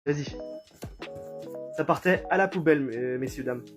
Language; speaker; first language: French; native; French